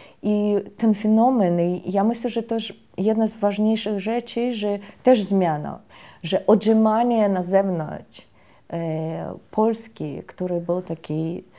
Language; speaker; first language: Polish; non-native, fluent; Russian